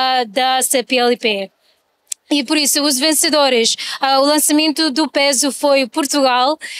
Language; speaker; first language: Portuguese; non-native, local second language; Tetum